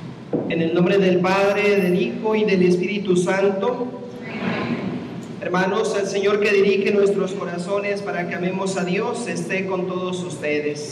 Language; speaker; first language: Spanish; native; Spanish